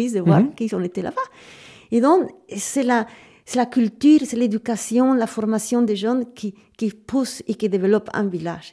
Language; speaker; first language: French; native; French